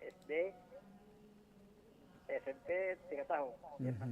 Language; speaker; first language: Indonesian; non-native, local second language; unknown